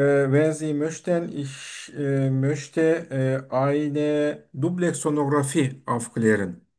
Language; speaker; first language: German; non-native, learner; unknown